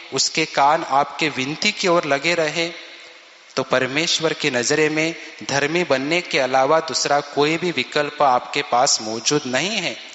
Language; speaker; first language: Hindi; non-native, local second language; Marathi